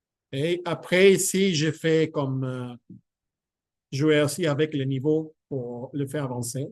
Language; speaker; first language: French; non-native, fluent; Spanish